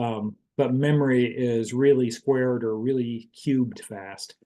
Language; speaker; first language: English; native; English